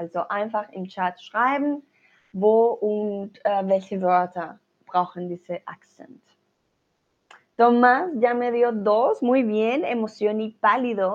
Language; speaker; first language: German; non-native, learner; Spanish